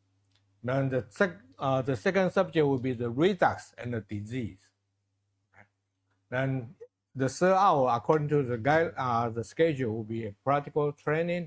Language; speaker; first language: English; non-native, fluent; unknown